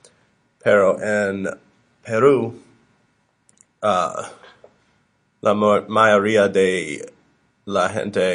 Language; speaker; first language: Spanish; non-native, learner; English